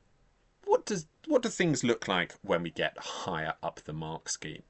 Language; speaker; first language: English; native; English